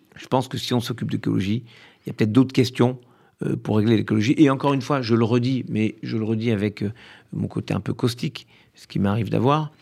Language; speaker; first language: French; native; French